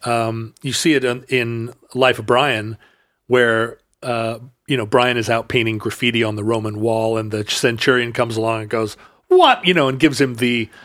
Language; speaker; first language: English; native; English